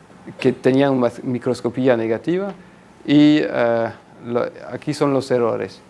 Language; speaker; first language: Spanish; non-native, fluent; French